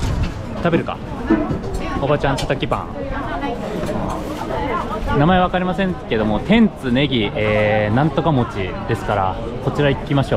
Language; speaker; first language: Japanese; native; Japanese